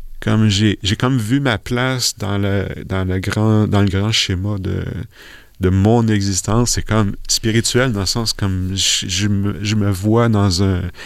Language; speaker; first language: French; native; French